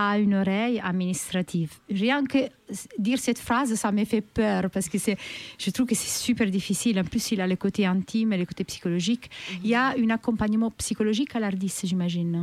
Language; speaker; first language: French; native; French